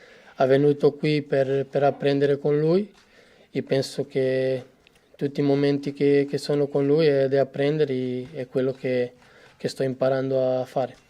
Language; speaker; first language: Italian; non-native, fluent; Portuguese